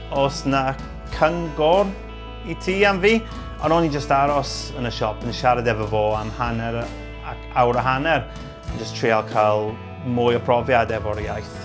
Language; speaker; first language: Welsh; non-native, local second language; English